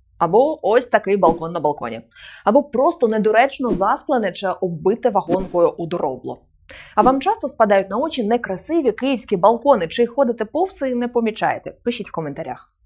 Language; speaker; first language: Ukrainian; native; Ukrainian